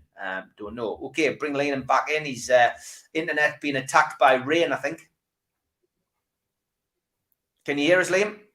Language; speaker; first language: English; native; English